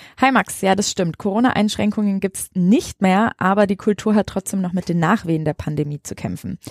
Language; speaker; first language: German; native; German